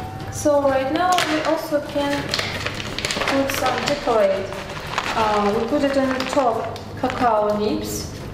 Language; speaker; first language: English; non-native, learner; Russian